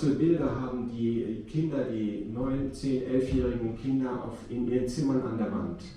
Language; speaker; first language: German; native; German